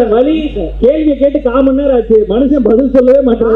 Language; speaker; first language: Tamil; native; Tamil